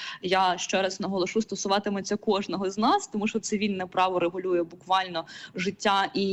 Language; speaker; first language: Ukrainian; native; Ukrainian